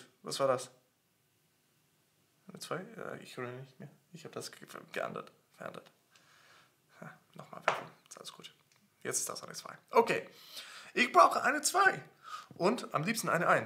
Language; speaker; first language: German; non-native, fluent; English